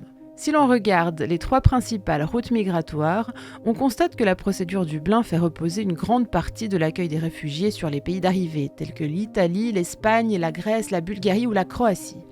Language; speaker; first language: French; native; French